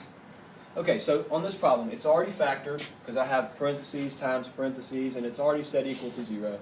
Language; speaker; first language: English; native; English